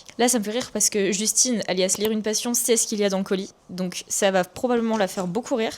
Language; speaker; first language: French; native; French